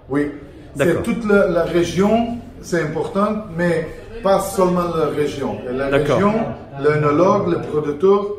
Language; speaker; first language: French; non-native, learner; Portuguese